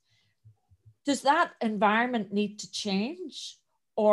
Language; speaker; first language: English; native; English